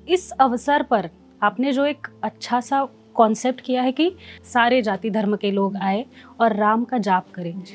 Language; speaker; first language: Hindi; non-native, local second language; Marathi